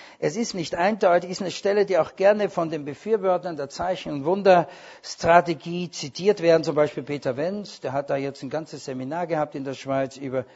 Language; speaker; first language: German; native; German